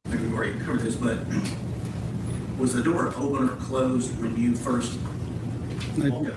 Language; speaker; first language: English; native; English